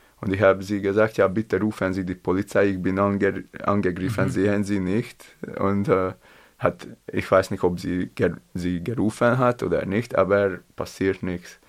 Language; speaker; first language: German; non-native, learner; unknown